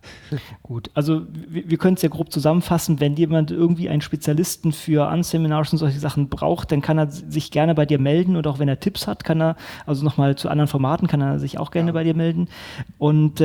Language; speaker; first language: German; native; German